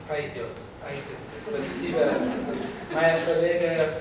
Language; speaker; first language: Russian; non-native, learner; English